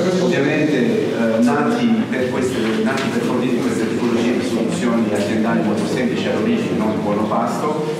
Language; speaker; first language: Italian; non-native, fluent; French